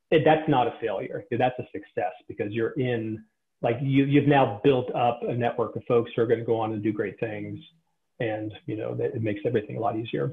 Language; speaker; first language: English; native; English